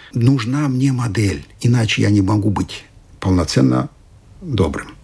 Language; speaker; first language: Russian; non-native, fluent; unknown